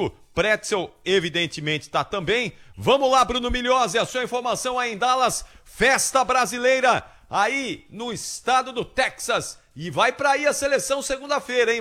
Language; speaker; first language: Portuguese; native; Portuguese